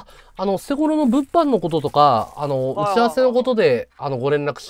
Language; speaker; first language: Japanese; native; Japanese